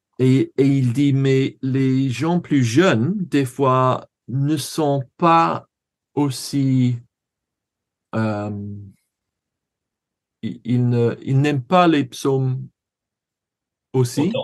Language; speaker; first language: French; non-native, learner; English